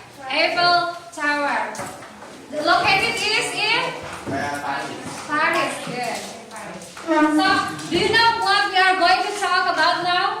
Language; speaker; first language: English; non-native, learner; Indonesian